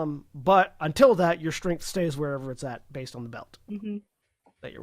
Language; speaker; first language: English; native; English